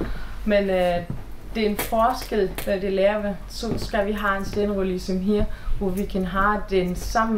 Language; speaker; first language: Danish; non-native, fluent; German